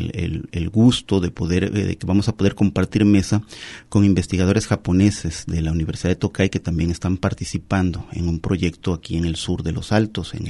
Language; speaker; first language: Spanish; native; Spanish